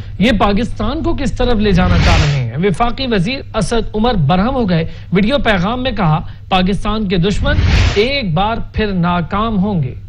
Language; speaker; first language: Urdu; native; Urdu